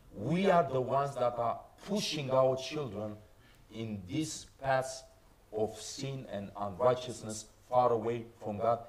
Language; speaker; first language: English; non-native, fluent; Romanian